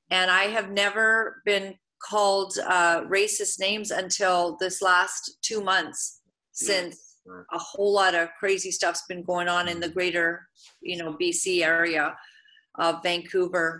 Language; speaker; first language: English; native; English